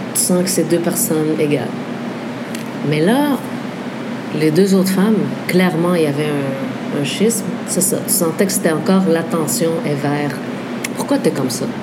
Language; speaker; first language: French; early bilingual, other home language; Arabic